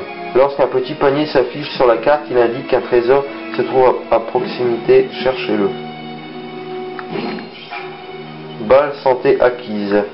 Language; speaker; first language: French; native; French